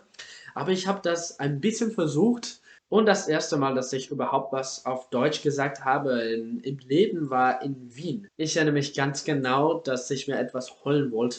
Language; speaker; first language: German; non-native, fluent; Spanish